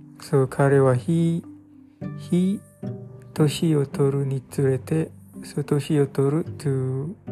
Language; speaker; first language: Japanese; non-native, learner; English